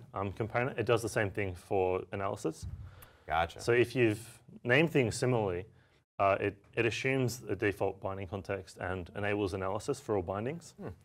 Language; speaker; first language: English; native; English